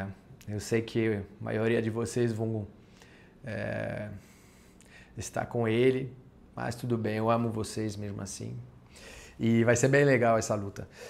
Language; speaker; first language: Portuguese; non-native, fluent; French